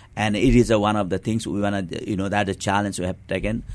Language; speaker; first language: English; non-native, local second language; Nepali